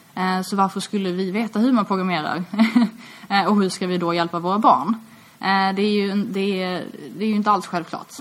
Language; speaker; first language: Swedish; native; Swedish